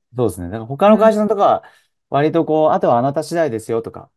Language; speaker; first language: Japanese; native; Japanese